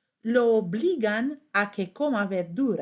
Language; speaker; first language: Spanish; non-native, fluent; English